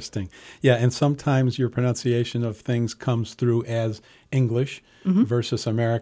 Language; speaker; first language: English; native; English